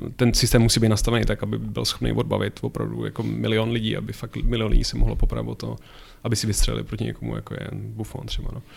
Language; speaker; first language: Czech; native; Czech